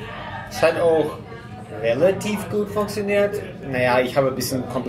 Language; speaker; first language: German; non-native, fluent; English